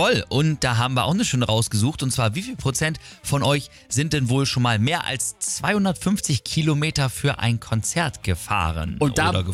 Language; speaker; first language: German; native; German